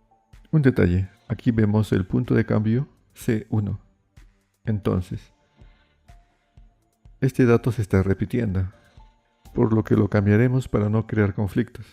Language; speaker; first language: Spanish; native; Spanish